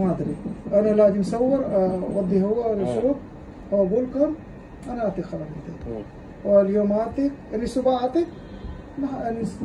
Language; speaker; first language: Arabic; non-native, learner; Urdu